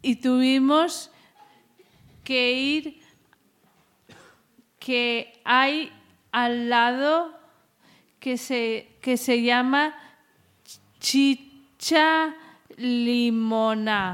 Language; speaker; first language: Spanish; non-native, local second language; Catalan